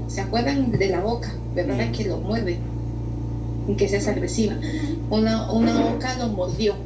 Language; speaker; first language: Spanish; native; Spanish